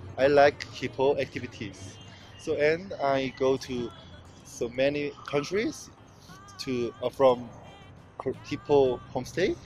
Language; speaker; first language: English; non-native, learner; Korean